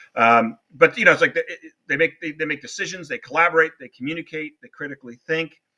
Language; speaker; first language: English; native; English